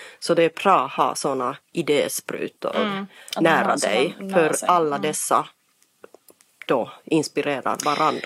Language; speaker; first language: Swedish; non-native, fluent; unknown